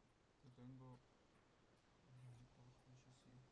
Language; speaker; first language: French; non-native, learner; Spanish